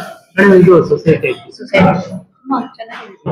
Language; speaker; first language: Kannada; native; Kannada